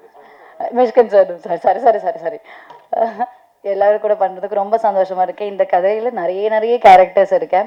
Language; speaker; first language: Tamil; non-native, fluent; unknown